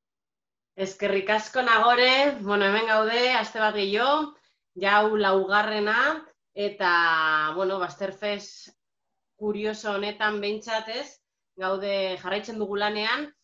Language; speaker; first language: Basque; non-native, local second language; Spanish